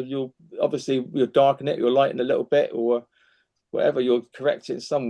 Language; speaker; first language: English; native; English